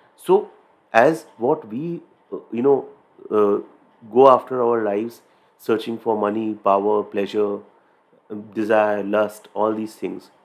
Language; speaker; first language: English; non-native, local second language; Hindi